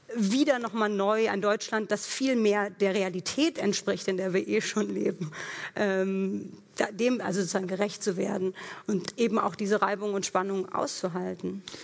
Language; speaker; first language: German; early bilingual, other home language; Persian